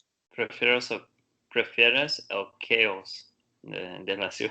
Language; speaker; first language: Spanish; non-native, learner; Portuguese